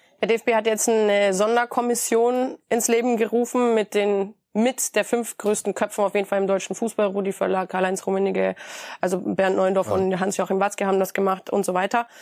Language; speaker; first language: German; native; German